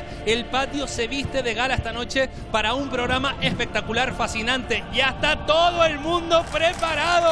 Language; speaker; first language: Spanish; native; Spanish